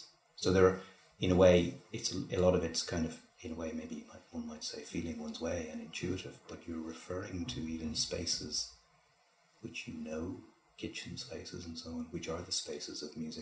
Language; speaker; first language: English; native; English